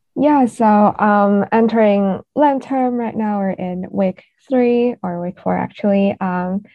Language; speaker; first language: English; non-native, local second language; Cantonese